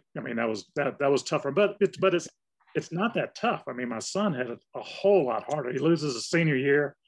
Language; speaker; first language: English; native; English